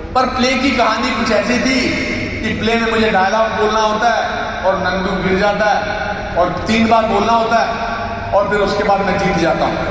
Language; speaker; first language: Hindi; native; Hindi